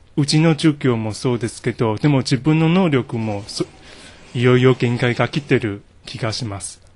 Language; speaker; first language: Japanese; non-native, fluent; Chinese